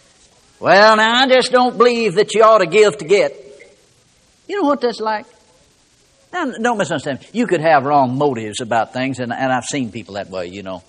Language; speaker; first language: English; native; English